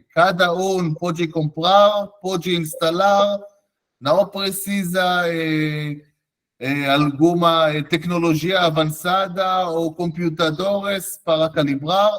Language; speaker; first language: Portuguese; non-native, fluent; Hebrew